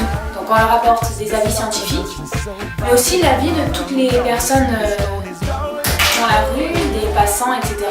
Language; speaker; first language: French; native; French